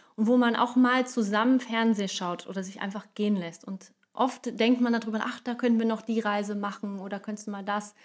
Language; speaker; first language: German; non-native, fluent; Portuguese